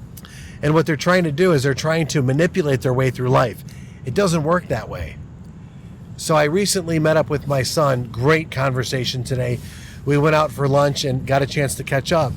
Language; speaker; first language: English; native; English